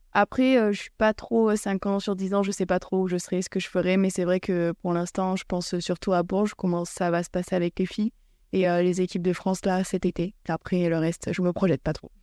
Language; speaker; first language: French; native; French